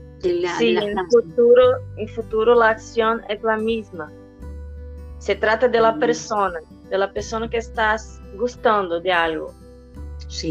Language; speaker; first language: Spanish; non-native, fluent; Portuguese